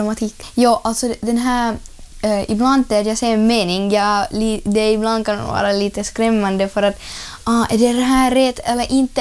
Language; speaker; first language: Swedish; non-native, learner; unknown